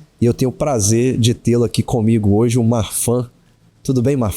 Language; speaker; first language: Portuguese; native; Portuguese